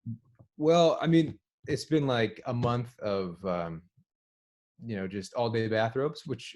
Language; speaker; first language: English; native; English